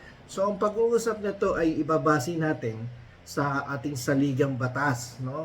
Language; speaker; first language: Filipino; native; Filipino